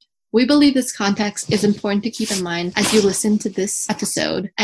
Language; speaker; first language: English; early bilingual, other home language; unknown